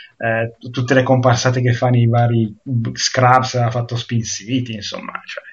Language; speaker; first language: Italian; native; Italian